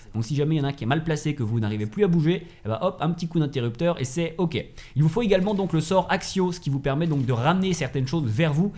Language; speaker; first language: French; native; French